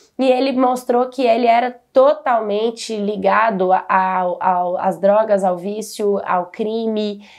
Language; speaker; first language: Portuguese; native; Portuguese